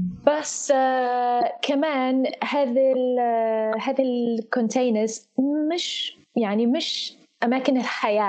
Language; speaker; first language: Arabic; non-native, fluent; English